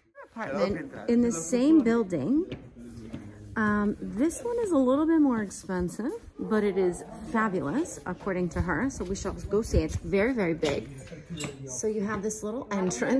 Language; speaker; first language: English; native; English